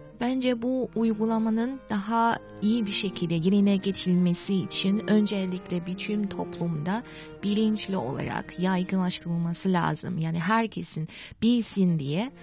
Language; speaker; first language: Turkish; non-native, fluent; Chinese